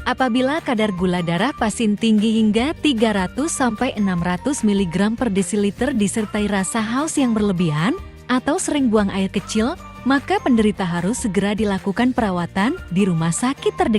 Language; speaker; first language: Indonesian; native; Indonesian